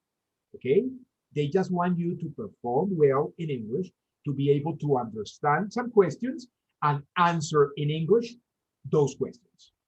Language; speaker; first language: English; non-native, fluent; Spanish